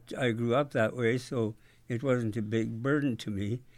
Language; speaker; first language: English; native; English